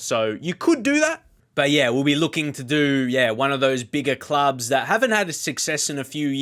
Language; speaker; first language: English; native; English